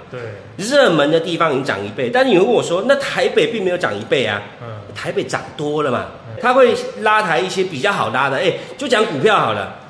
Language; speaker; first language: Chinese; native; Chinese